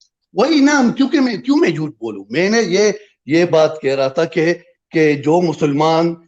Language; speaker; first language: Hindi; non-native, fluent; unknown